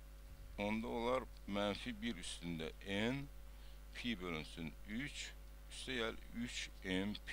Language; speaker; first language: Azerbaijani; native; Azerbaijani